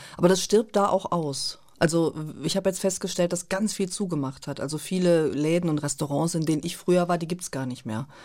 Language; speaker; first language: German; native; German